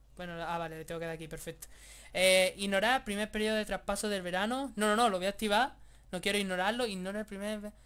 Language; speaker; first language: Spanish; native; Spanish